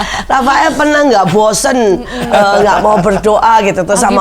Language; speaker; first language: Indonesian; native; Indonesian